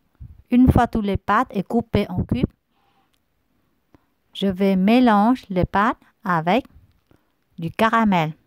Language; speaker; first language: French; non-native, learner; Vietnamese